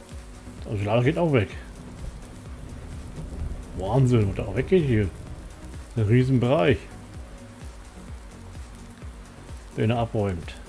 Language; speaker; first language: German; native; German